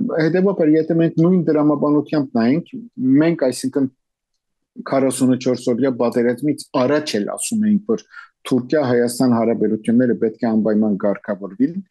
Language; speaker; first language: Armenian; early bilingual, heritage; Armenian